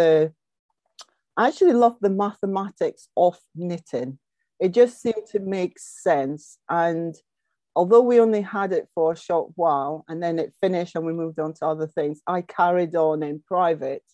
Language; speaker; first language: English; native; English